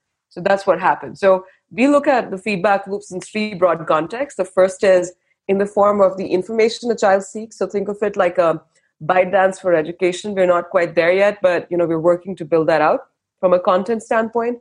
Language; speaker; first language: English; non-native, local second language; Hindi